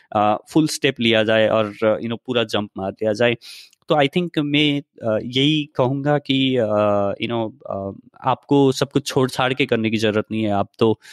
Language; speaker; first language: Hindi; native; Hindi